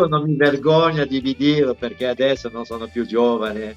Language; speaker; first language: Italian; non-native, fluent; French